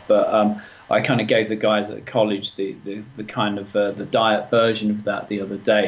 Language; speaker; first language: English; native; English